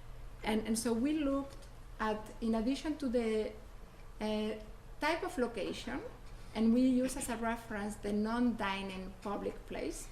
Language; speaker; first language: English; non-native, fluent; Spanish